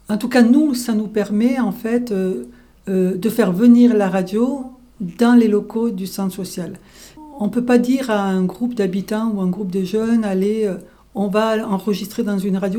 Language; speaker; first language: French; native; French